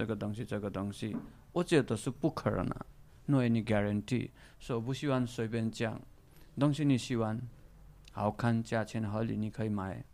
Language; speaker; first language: Chinese; non-native, fluent; Nepali